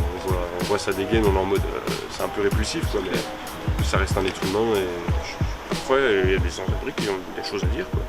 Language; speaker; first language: French; native; French